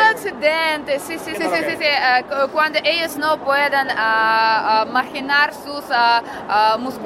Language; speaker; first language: Spanish; non-native, learner; Russian